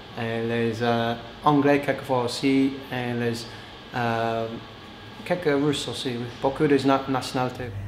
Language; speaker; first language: French; non-native, learner; English